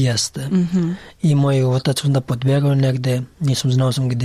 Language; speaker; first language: Serbian; non-native, learner; Pashto